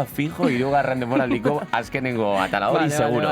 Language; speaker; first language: Basque; native; Basque